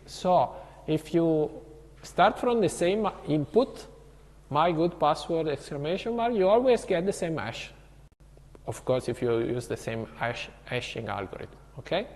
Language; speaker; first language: English; non-native, fluent; Italian